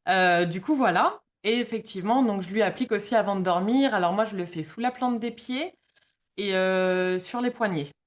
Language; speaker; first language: French; native; French